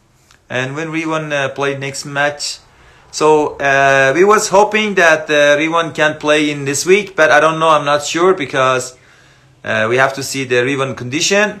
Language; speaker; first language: English; non-native, learner; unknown